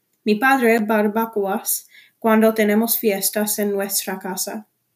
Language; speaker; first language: Spanish; non-native, learner; English